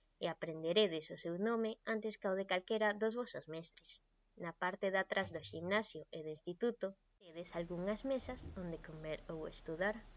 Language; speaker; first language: Galician; non-native, local second language; Spanish